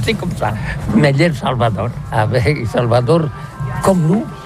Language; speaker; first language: French; non-native, learner; Catalan